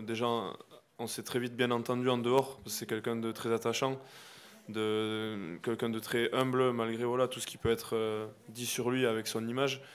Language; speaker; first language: French; native; French